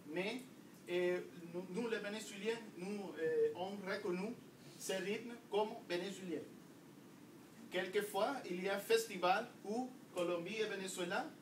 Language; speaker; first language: French; non-native, learner; Spanish